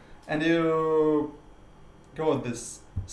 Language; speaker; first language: English; non-native, learner; Russian